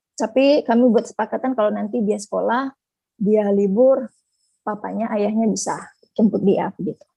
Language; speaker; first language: Indonesian; native; Indonesian